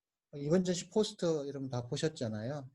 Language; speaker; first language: Korean; native; Korean